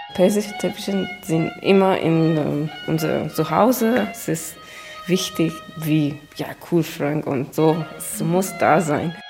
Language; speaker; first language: German; non-native, learner; Persian